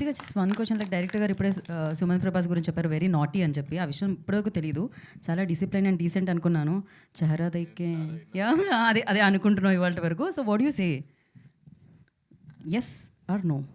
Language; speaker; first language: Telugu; native; Telugu